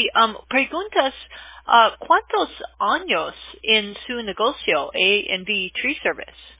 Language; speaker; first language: Spanish; non-native, learner; English